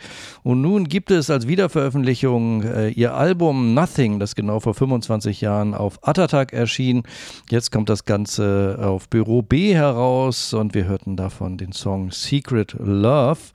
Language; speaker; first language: German; native; German